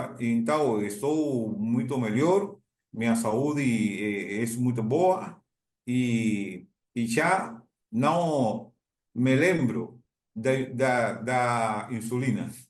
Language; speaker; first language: Portuguese; non-native, learner; Spanish